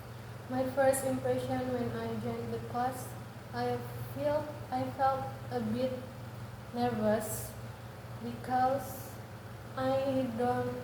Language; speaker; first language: English; non-native, learner; Indonesian